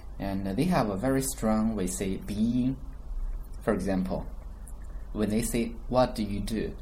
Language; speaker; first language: English; non-native, fluent; Chinese